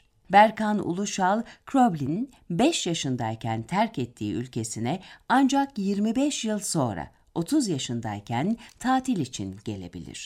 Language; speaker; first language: Turkish; native; Turkish